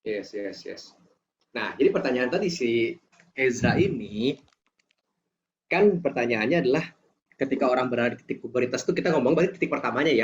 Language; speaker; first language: Indonesian; native; Indonesian